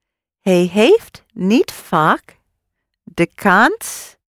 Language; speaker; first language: Dutch; non-native, learner; English